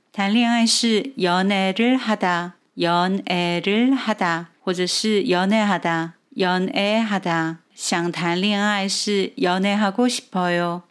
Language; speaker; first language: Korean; non-native, fluent; Chinese